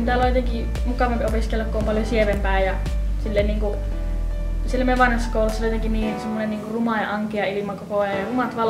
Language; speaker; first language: Finnish; native; Finnish